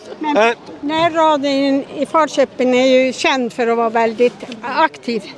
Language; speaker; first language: Swedish; native; Swedish